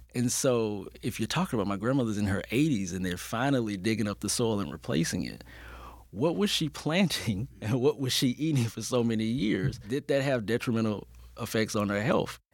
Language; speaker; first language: English; native; English